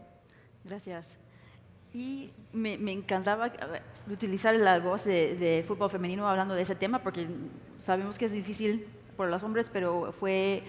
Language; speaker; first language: Spanish; early bilingual, heritage; English